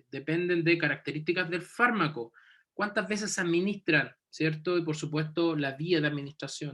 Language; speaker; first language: Spanish; native; Spanish